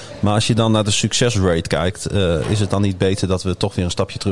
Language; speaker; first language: Dutch; native; Dutch